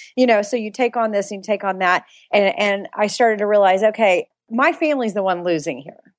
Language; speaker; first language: English; native; English